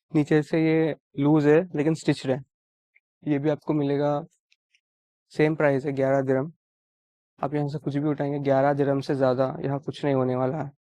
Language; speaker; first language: Hindi; non-native, local second language; Telugu